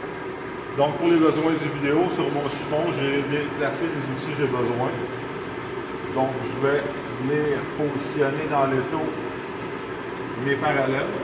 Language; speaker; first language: French; native; French